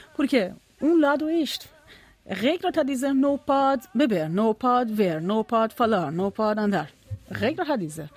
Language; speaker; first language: Portuguese; non-native, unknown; Persian